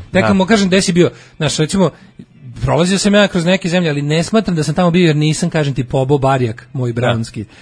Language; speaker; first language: Serbian; native; Serbian